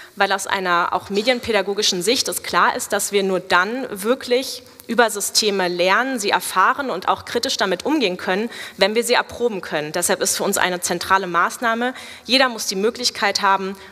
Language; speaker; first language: German; native; German